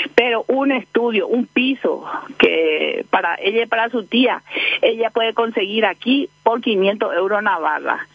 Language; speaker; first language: Spanish; native; Spanish